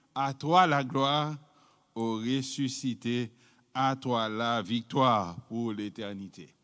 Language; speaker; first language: French; non-native, local second language; Haitian Creole